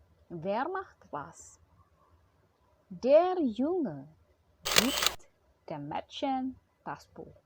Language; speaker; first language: German; non-native, fluent; Indonesian